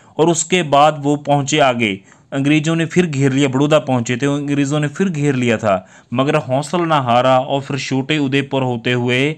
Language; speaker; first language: Hindi; non-native, local second language; Punjabi